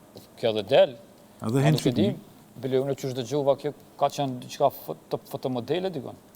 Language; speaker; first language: Albanian; native; Albanian